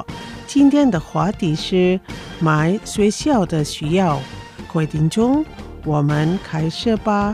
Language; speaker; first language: Chinese; non-native, fluent; Indonesian